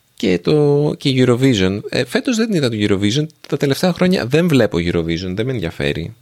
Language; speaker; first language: Greek; native; Greek